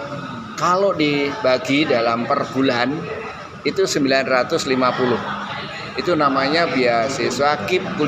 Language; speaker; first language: Indonesian; native; Indonesian